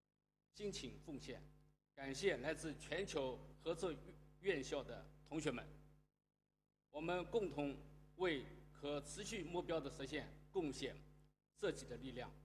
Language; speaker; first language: Chinese; native; Chinese